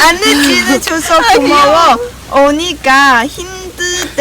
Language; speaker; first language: Korean; non-native, learner; Chinese